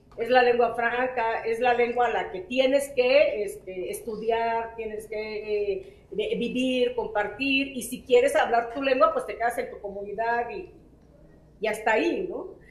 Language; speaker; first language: Spanish; non-native, local second language; Zapotec